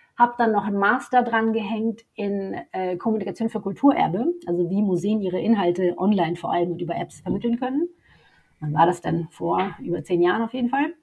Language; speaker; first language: German; native; German